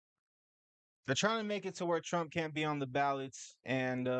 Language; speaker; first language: English; native; English